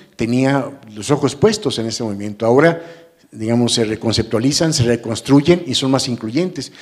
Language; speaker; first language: Spanish; native; Spanish